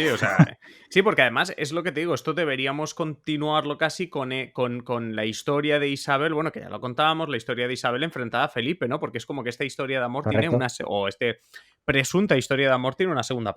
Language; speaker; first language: Spanish; native; Spanish